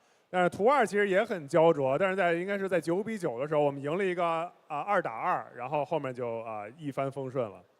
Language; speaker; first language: Chinese; native; Chinese